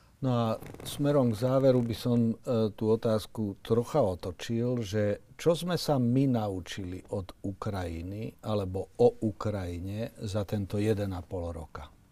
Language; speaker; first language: Slovak; native; Slovak